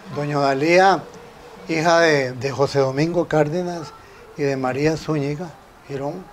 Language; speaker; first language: Spanish; native; Spanish